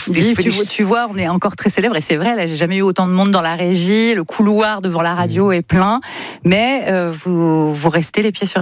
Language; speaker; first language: French; native; French